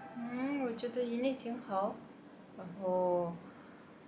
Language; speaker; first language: Chinese; non-native, learner; Russian